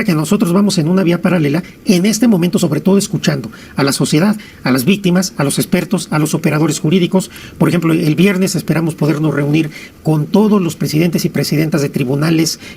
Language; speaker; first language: Spanish; native; Spanish